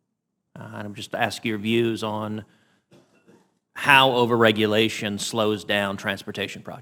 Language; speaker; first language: English; native; English